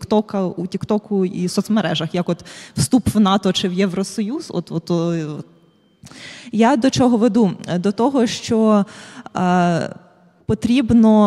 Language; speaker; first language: Ukrainian; native; Ukrainian